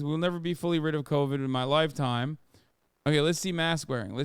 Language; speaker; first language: English; native; English